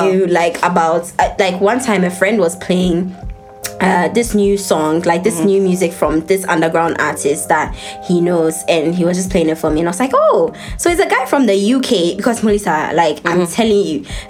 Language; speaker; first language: English; non-native, local second language; Akan